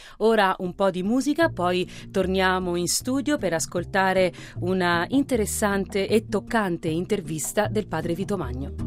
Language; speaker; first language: Italian; native; Italian